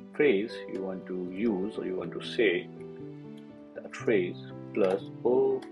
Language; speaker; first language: English; non-native, local second language; Hindi